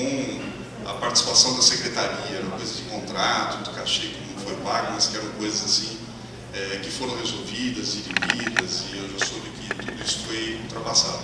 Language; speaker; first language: Portuguese; native; Portuguese